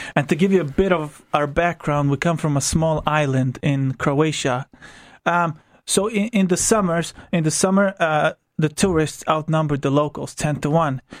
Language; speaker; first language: English; non-native, fluent; Croatian